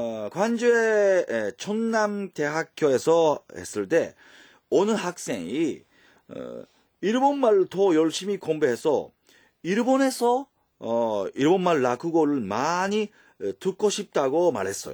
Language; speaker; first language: Korean; non-native, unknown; Japanese